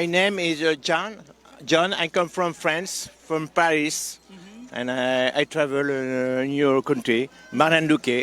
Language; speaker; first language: English; non-native, learner; French